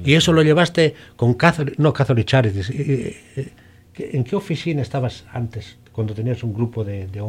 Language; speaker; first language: Spanish; native; Spanish